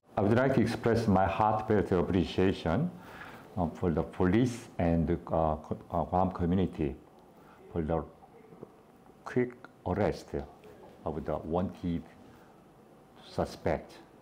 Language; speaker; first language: English; non-native, fluent; Korean